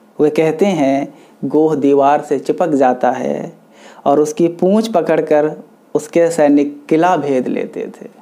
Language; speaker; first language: Hindi; non-native, local second language; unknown